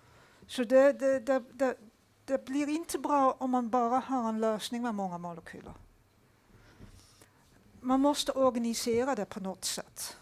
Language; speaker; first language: Swedish; non-native, fluent; Dutch